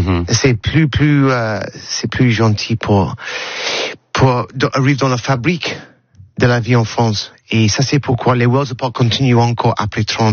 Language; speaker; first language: French; non-native, learner; English